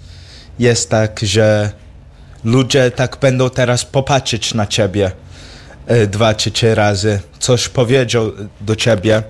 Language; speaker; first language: Polish; early bilingual, heritage; English